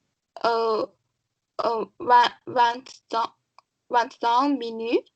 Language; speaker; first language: French; non-native, learner; Chinese